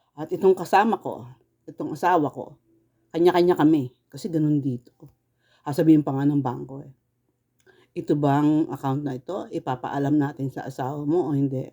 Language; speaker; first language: Filipino; native; Filipino